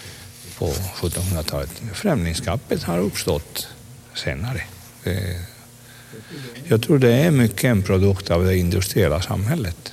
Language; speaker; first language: Swedish; non-native, fluent; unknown